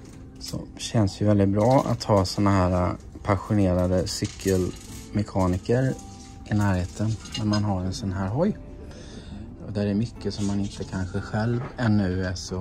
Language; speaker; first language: Swedish; native; Swedish